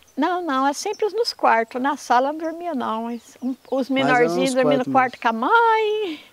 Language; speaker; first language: Portuguese; native; Portuguese